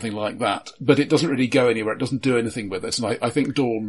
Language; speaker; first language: English; native; English